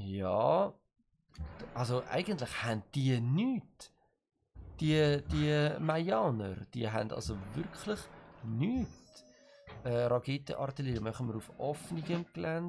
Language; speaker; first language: German; native; German